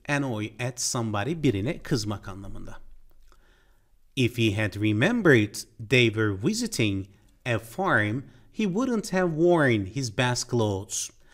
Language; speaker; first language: English; non-native, fluent; Turkish